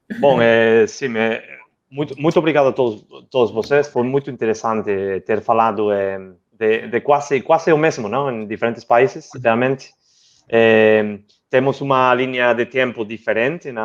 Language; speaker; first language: Portuguese; non-native, learner; Spanish